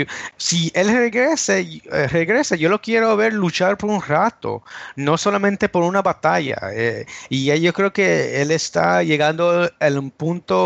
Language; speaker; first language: Spanish; early bilingual, heritage; English